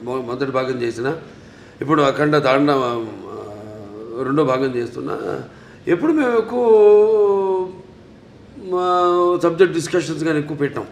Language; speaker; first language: Telugu; native; Telugu